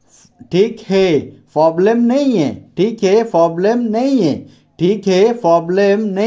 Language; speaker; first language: Hindi; non-native, fluent; Bangla